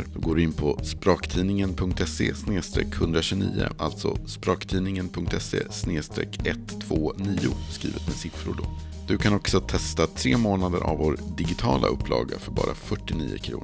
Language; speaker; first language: Swedish; native; Swedish